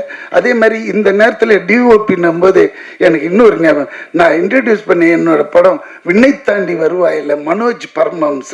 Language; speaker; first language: Tamil; native; Tamil